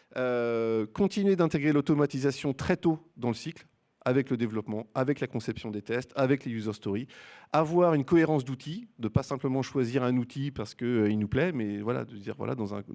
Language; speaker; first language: French; native; French